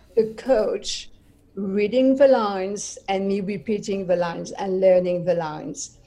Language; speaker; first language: English; non-native, fluent; French